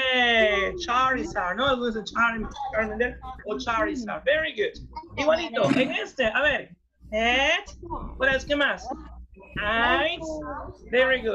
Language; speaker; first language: Spanish; native; Spanish